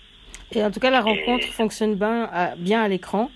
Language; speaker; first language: French; native; French